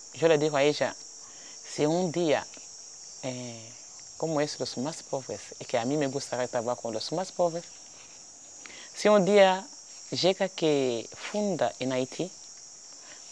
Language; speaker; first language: Spanish; non-native, fluent; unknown